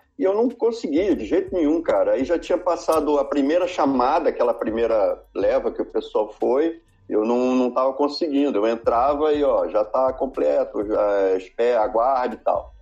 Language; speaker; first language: Portuguese; native; Portuguese